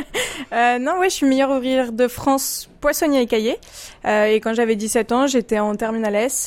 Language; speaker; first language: French; native; French